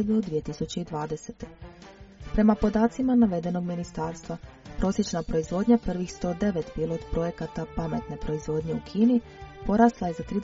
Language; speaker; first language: Croatian; native; Croatian